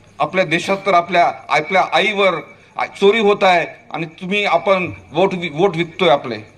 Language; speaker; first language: Marathi; native; Marathi